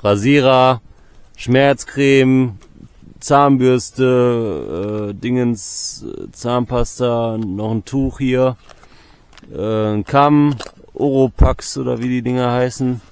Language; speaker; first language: German; native; German